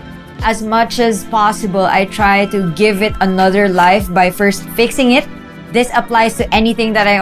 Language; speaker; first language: English; non-native, local second language; Filipino